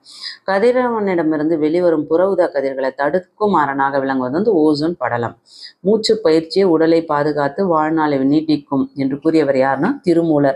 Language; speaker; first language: Tamil; native; Tamil